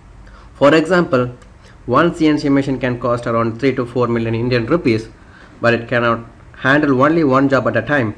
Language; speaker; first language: English; non-native, local second language; Tamil